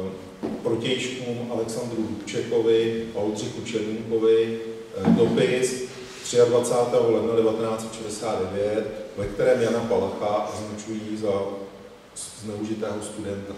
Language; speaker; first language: Czech; native; Czech